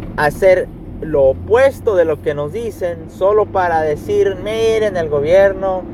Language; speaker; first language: Spanish; early bilingual, heritage; Spanish